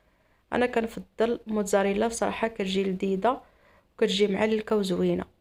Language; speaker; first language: Arabic; native; Arabic